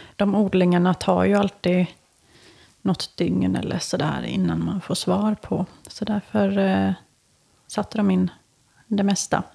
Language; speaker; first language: Swedish; native; Swedish